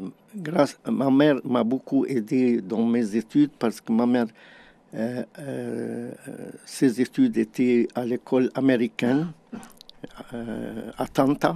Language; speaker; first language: French; non-native, fluent; Arabic